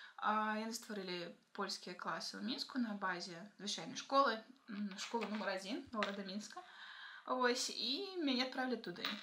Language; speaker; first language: Belarusian; native; Belarusian